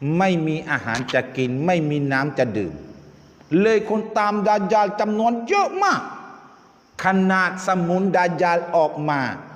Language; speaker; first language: Thai; non-native, local second language; Malay